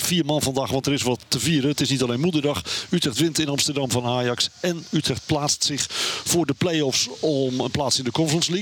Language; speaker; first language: Dutch; native; Dutch